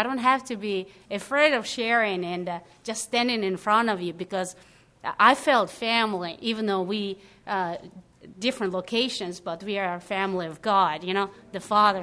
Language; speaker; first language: English; non-native, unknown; Mongolian